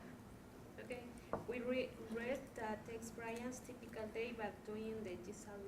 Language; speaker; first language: English; non-native, learner; Spanish